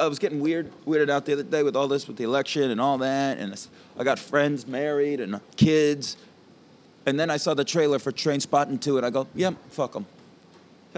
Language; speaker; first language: English; native; English